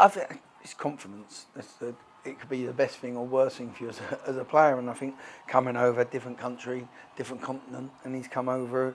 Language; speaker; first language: English; native; English